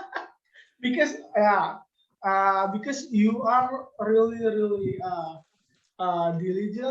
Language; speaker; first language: English; non-native, learner; Indonesian